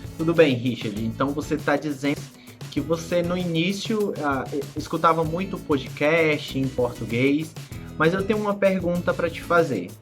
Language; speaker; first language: Portuguese; native; Portuguese